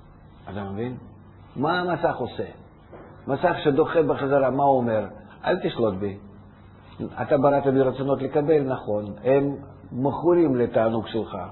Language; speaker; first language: Hebrew; non-native, fluent; Russian